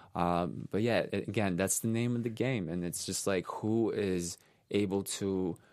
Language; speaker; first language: English; native; English